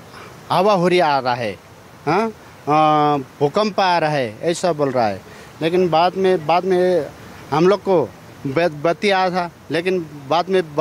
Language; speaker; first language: Hindi; non-native, learner; Nepali